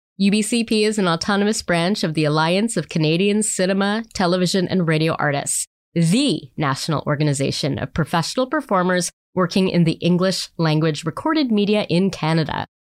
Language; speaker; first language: English; native; English